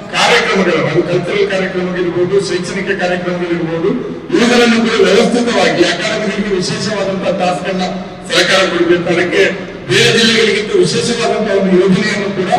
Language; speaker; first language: Kannada; non-native, local second language; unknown